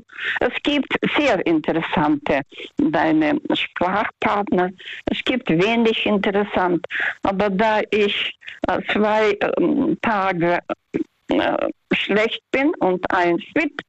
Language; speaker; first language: German; non-native, fluent; Russian